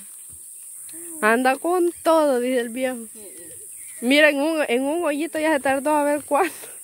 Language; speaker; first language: Spanish; native; Spanish